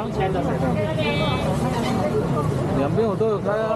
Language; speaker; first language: Chinese; native; Chinese